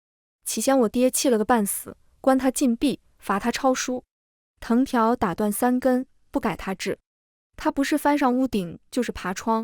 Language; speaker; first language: Chinese; native; Chinese